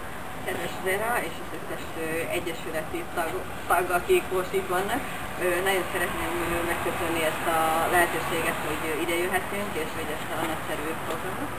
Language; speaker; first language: Hungarian; non-native, fluent; Finnish